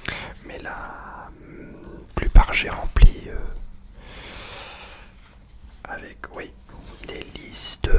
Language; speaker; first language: French; non-native, fluent; English